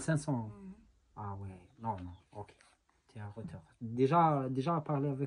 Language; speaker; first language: French; non-native, learner; Arabic